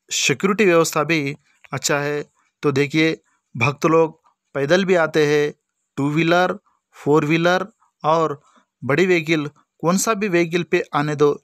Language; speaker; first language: Hindi; non-native, local second language; Lambadi